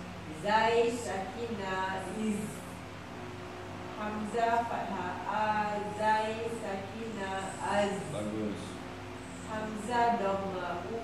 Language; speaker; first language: Arabic; non-native, learner; Malay